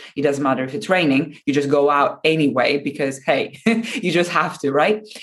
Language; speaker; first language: English; non-native, fluent; Japanese